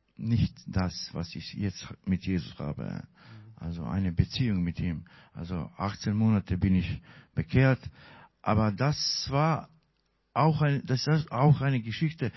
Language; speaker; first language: German; non-native, learner; Croatian